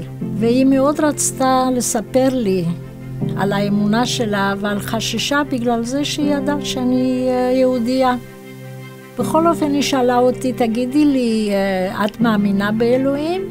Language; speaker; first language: Hebrew; non-native, fluent; Romanian